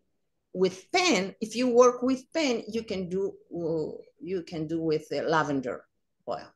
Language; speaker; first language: English; non-native, learner; Spanish